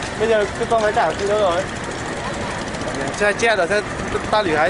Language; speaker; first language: Chinese; non-native, fluent; Vietnamese